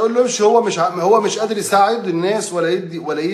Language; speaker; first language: Arabic; native; Arabic